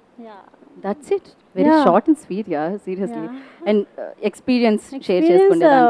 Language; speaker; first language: Telugu; native; Telugu